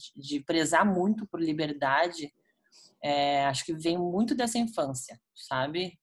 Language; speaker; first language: Portuguese; native; Portuguese